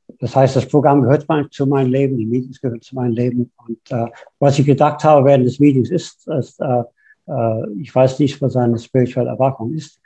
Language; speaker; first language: German; non-native, fluent; English